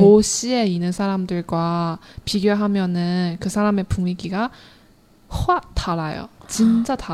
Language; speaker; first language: Korean; non-native, learner; Chinese